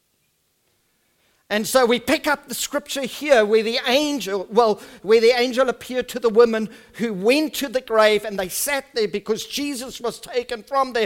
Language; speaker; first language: English; non-native, local second language; Afrikaans